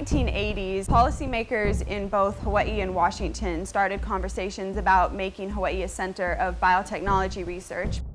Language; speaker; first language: English; non-native, fluent; Chinese